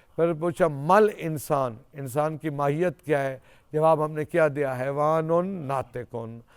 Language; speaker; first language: Urdu; non-native, local second language; Saraiki